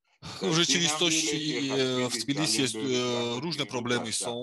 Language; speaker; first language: Polish; non-native, fluent; Georgian